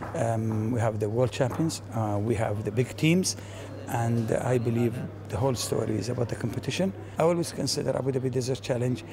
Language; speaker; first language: English; non-native, fluent; Russian